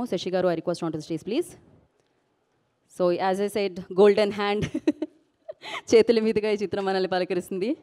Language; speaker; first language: Telugu; native; Telugu